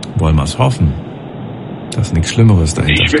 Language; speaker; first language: German; native; German